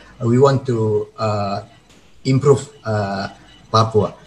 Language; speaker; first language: English; non-native, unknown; Indonesian